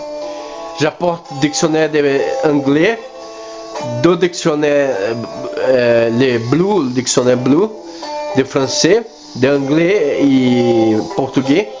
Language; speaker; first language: French; non-native, learner; Spanish